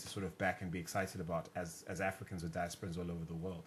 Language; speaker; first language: English; non-native, local second language; North Ndebele